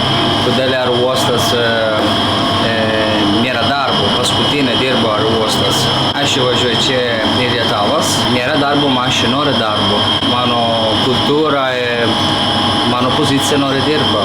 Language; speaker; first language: Lithuanian; non-native, learner; Italian